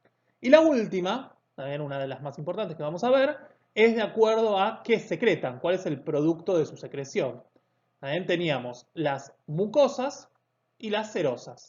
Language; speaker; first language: Spanish; native; Spanish